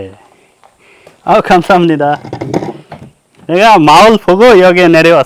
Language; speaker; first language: Korean; non-native, learner; Bangla